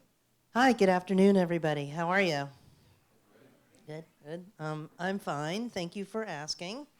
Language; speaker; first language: English; native; English